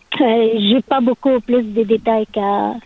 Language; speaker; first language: French; non-native, learner; Arabic